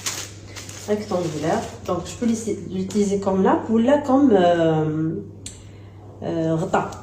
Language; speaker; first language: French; non-native, local second language; Arabic